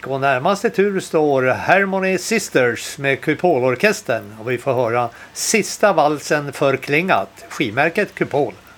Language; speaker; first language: Swedish; native; Swedish